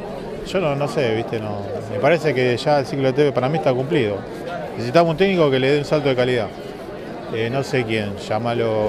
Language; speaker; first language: Spanish; native; Spanish